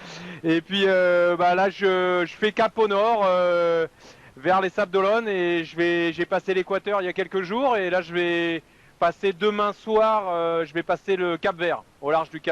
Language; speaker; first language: French; native; French